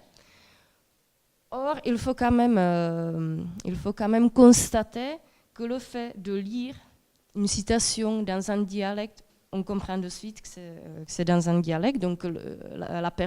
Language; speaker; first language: French; non-native, fluent; Czech